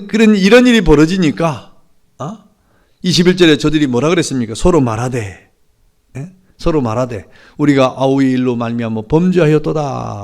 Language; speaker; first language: Korean; native; Korean